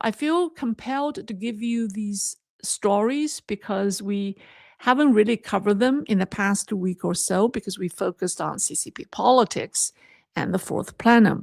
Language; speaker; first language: English; non-native, fluent; Chinese